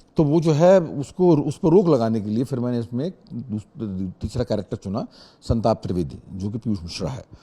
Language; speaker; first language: Hindi; native; Hindi